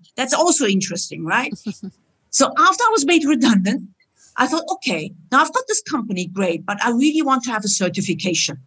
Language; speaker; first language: English; non-native, fluent; Turkish